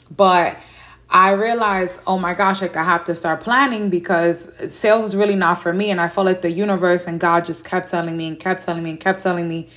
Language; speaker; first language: English; native; English